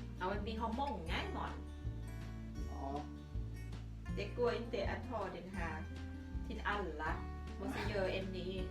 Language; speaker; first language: Swedish; non-native, learner; Thai